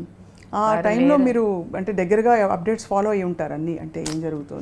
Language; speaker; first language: Telugu; native; Telugu